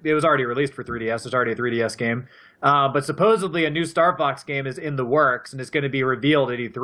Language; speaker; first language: English; native; English